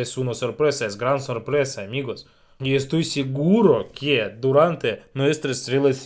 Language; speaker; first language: Spanish; non-native, learner; Russian